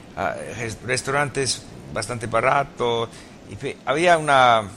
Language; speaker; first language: Spanish; non-native, learner; English